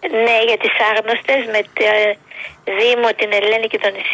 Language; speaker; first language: Greek; early bilingual, heritage; Greek